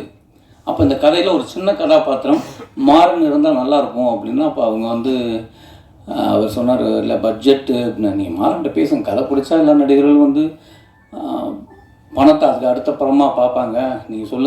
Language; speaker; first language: Tamil; native; Tamil